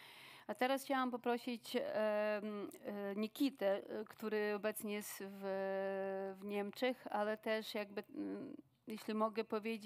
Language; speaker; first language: Polish; non-native, fluent; Ukrainian